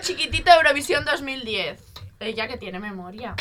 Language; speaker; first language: Spanish; non-native, local second language; Catalan